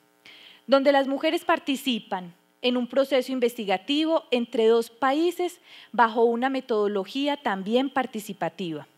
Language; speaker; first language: Spanish; native; Spanish